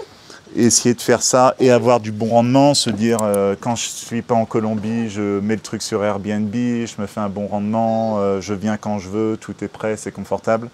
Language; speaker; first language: French; native; French